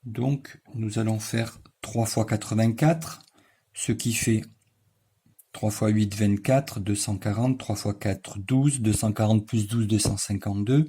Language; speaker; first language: French; native; French